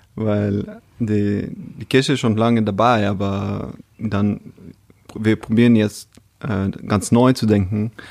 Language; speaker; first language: German; non-native, fluent; Russian